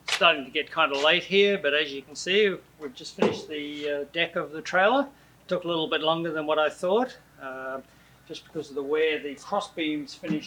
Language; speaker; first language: English; native; English